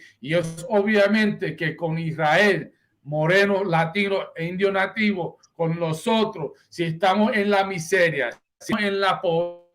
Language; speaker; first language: Spanish; early bilingual, heritage; Spanish